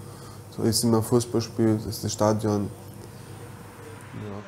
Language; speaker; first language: German; early bilingual, other home language; Bosnian